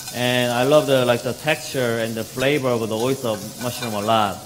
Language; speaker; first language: English; non-native, learner; Korean